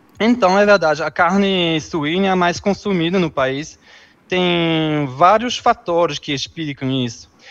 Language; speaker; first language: Portuguese; non-native, fluent; French